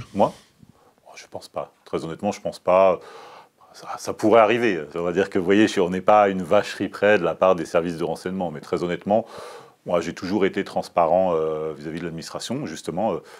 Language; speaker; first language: French; native; French